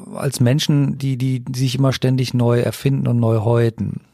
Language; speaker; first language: German; native; German